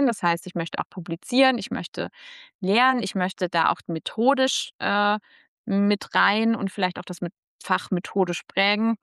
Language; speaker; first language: German; native; German